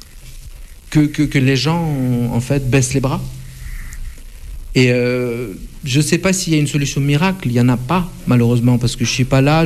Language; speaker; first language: French; non-native, fluent; Russian